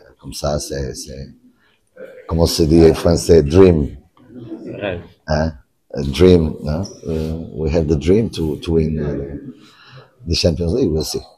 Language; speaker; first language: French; non-native, learner; Portuguese